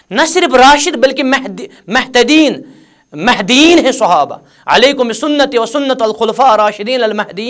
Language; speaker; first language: Urdu; non-native, local second language; Kashmiri